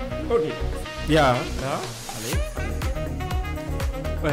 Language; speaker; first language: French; non-native, local second language; Haitian Creole